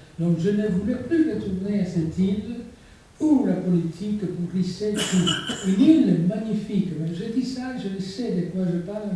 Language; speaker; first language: French; non-native, fluent; Spanish